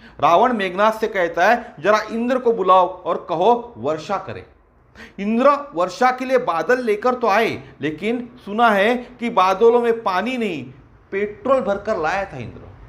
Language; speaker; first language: Hindi; non-native, local second language; Marathi